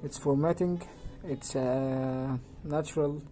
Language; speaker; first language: English; non-native, learner; Arabic